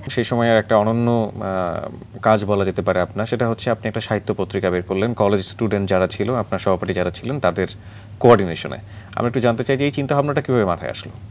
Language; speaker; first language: Bangla; native; Bangla